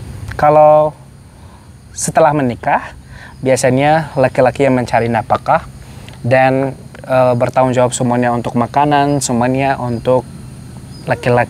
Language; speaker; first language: Indonesian; non-native, fluent; Arabic